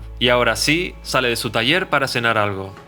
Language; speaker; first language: Spanish; native; Spanish